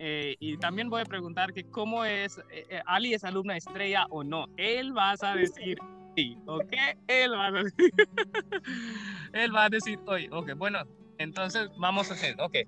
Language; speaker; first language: Spanish; non-native, learner; Hindi